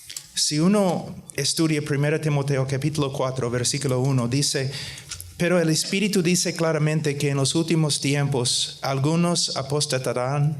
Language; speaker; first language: Spanish; non-native, fluent; English